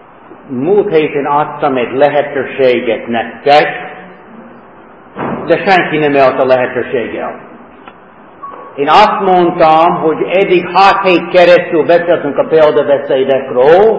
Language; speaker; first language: Hungarian; non-native, fluent; English